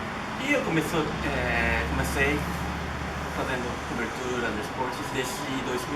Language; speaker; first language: Portuguese; non-native, learner; Japanese